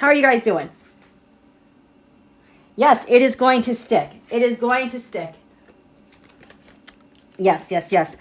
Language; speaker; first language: English; native; English